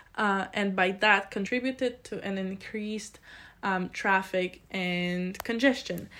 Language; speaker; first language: English; non-native, fluent; Polish